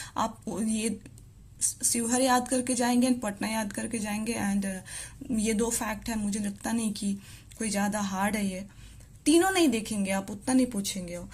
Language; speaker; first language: Hindi; native; Hindi